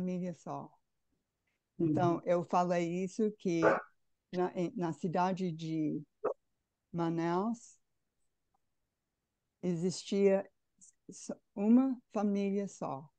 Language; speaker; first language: Portuguese; non-native, fluent; English